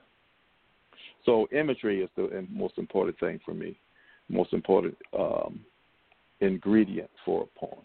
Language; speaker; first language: English; native; English